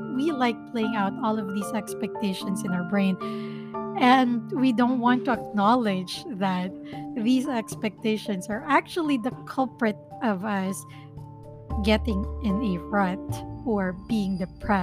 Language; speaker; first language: English; non-native, local second language; Filipino